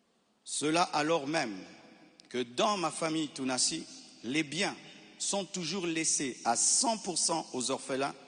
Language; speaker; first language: French; non-native, local second language; Lingala